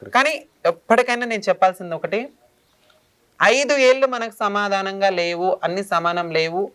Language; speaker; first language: Telugu; non-native, local second language; Lambadi